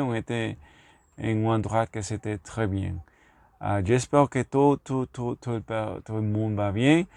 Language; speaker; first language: French; non-native, learner; Spanish